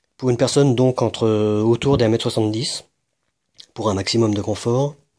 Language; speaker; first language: French; native; French